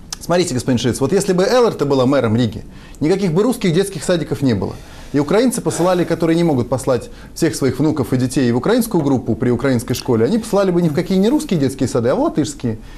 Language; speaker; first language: Russian; native; Russian